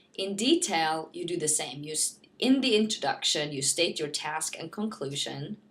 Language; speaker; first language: English; non-native, fluent; Norwegian